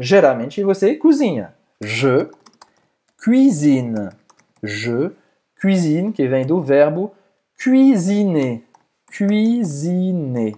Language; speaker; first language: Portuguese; non-native, fluent; French